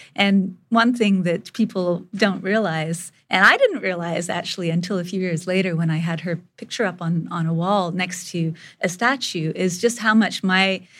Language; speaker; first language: English; early bilingual, other home language; Bangla